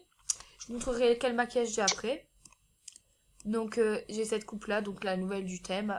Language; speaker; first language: French; native; French